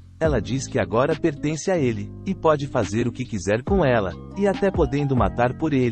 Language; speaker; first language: Portuguese; native; Portuguese